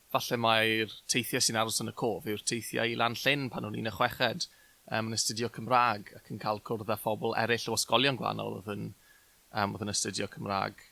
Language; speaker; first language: Welsh; native; Welsh